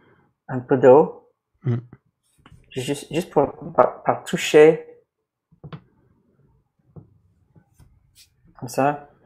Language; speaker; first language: French; non-native, learner; English